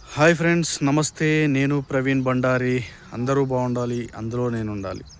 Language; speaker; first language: Telugu; native; Telugu